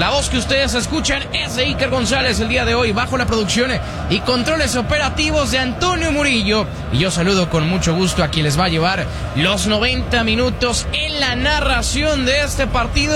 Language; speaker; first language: Spanish; native; Spanish